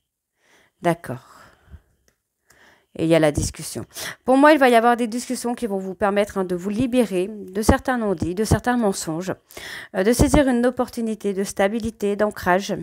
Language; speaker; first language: French; native; French